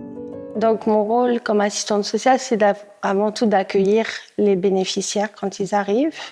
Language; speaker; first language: French; native; French